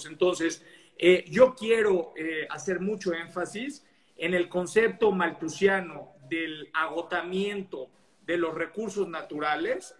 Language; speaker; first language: Spanish; native; Spanish